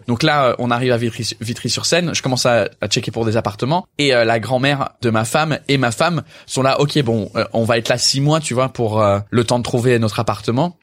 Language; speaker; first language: French; non-native, fluent; English